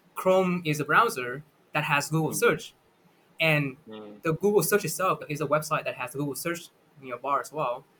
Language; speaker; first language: English; non-native, fluent; Vietnamese